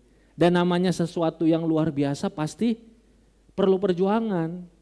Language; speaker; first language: Indonesian; non-native, local second language; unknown